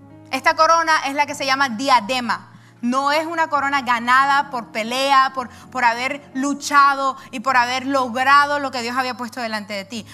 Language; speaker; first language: Spanish; early bilingual, heritage; Spanish